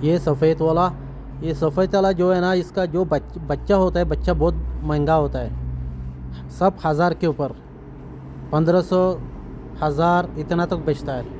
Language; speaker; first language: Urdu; non-native, fluent; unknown